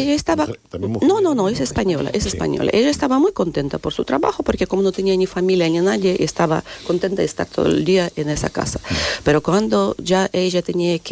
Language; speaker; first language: Spanish; non-native, fluent; Russian